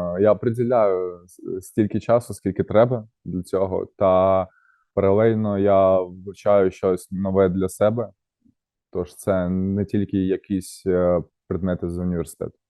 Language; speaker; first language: Ukrainian; native; Ukrainian